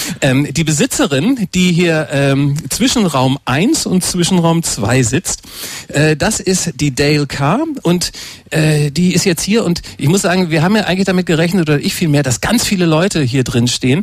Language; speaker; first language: German; native; German